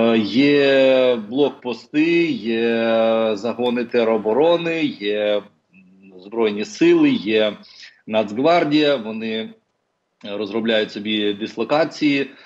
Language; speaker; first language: Ukrainian; non-native, local second language; Russian